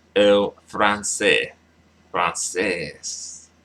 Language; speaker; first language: Spanish; non-native, learner; English